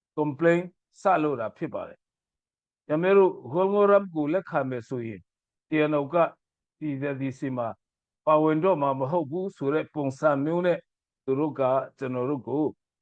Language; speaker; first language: Burmese; non-native, local second language; Mizo